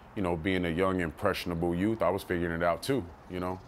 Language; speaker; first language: English; native; English